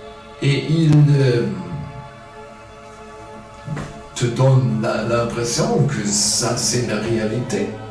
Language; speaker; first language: French; non-native, fluent; German